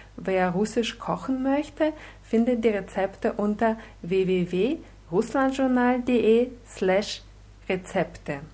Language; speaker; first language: German; non-native, fluent; Russian